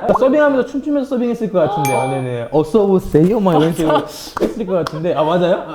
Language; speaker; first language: Korean; early bilingual, other home language; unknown